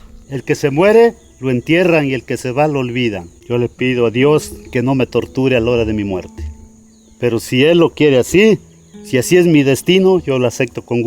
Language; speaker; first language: Spanish; native; Spanish